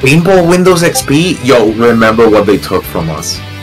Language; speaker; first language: English; non-native, local second language; Spanish